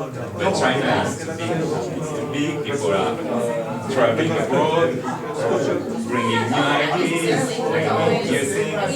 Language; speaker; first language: English; non-native, fluent; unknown